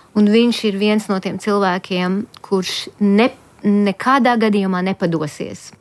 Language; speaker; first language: Latvian; early bilingual, heritage; Latvian